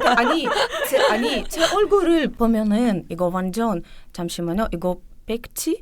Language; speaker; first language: Korean; non-native, fluent; Russian